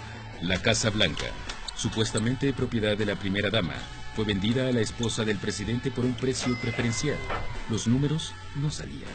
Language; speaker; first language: Spanish; native; Spanish